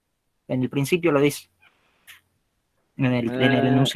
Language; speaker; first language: Spanish; native; Spanish